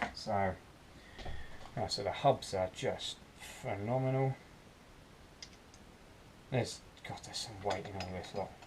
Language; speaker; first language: English; native; English